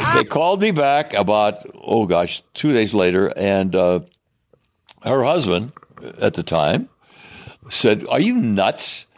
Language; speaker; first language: English; native; English